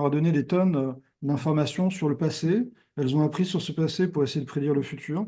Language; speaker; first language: French; native; French